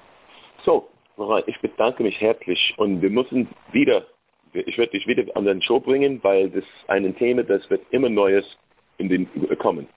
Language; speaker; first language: German; non-native, learner; English